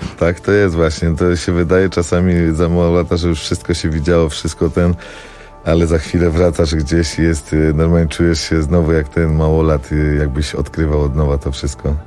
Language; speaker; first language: Polish; native; Polish